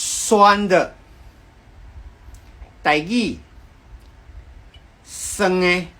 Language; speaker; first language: Chinese; non-native, learner; Filipino